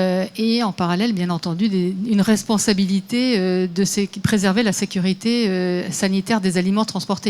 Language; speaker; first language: French; native; French